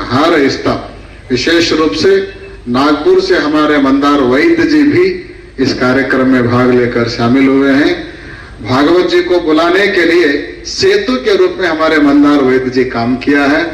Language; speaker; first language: Hindi; non-native, local second language; Kannada